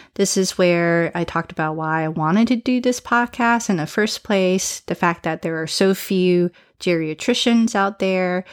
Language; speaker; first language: English; early bilingual, other home language; Chinese